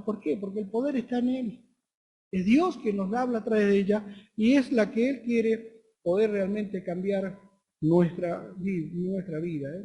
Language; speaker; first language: Spanish; native; Spanish